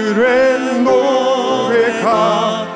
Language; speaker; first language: Korean; native; Korean